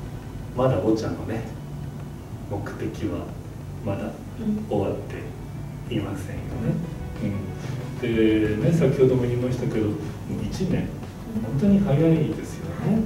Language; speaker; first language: Japanese; native; Japanese